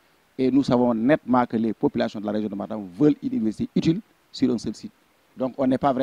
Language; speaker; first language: French; non-native, local second language; Fula